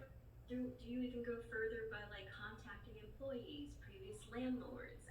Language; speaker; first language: English; native; English